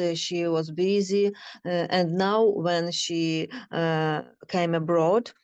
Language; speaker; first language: English; non-native, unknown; Ukrainian